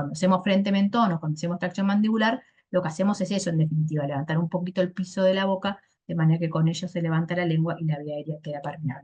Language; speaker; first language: Spanish; native; Spanish